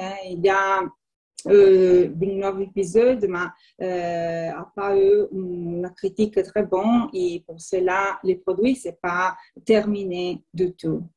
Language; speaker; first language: French; non-native, learner; Italian